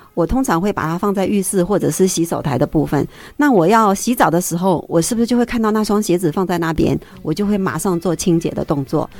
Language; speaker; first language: Chinese; native; Chinese